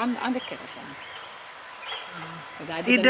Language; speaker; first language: Dutch; native; Dutch